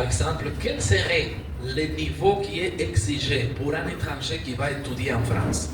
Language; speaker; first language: French; non-native, fluent; Spanish